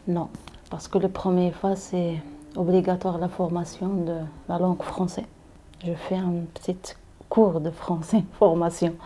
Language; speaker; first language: French; non-native, learner; Arabic